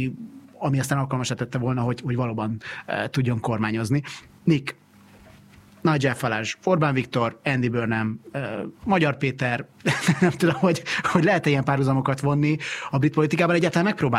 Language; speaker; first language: Hungarian; native; Hungarian